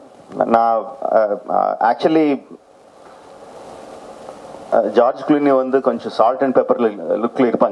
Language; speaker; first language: Tamil; non-native, local second language; Telugu